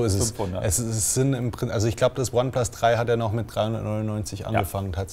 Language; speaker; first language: German; native; German